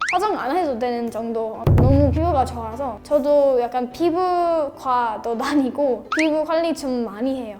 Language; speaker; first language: Korean; non-native, fluent; English